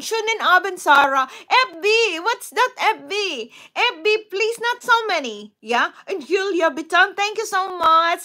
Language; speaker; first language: English; non-native, local second language; Filipino